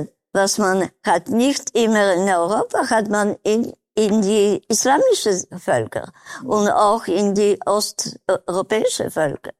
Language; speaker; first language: German; non-native, learner; Polish